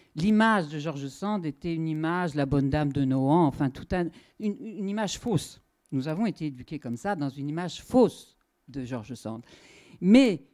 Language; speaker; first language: French; native; French